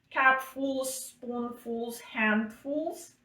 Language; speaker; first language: English; non-native, fluent; Ukrainian